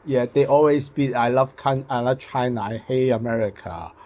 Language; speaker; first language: English; non-native, local second language; Cantonese